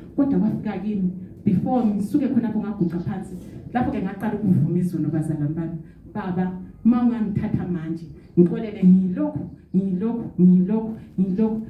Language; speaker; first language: Zulu; non-native, local second language; Xhosa